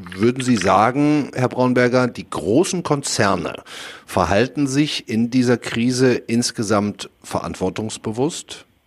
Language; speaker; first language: German; native; German